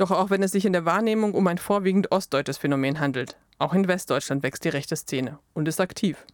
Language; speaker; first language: German; native; German